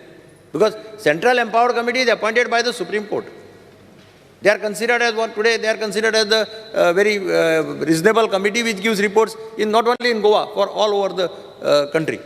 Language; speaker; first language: English; non-native, local second language; Konkani